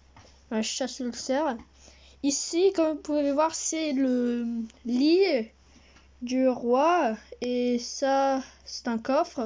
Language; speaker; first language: French; early bilingual, heritage; French